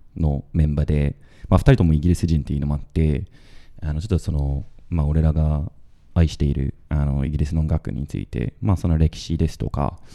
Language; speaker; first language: Japanese; non-native, fluent; English